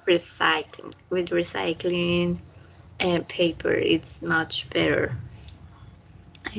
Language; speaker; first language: English; non-native, learner; Spanish